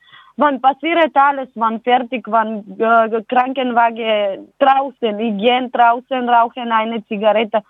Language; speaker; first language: German; non-native, learner; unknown